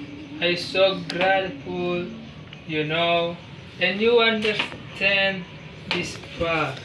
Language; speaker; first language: English; non-native, learner; Indonesian